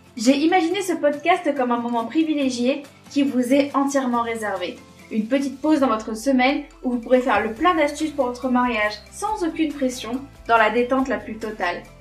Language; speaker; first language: French; native; French